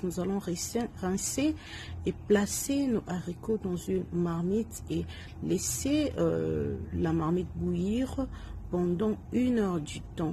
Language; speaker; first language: French; non-native, local second language; Lingala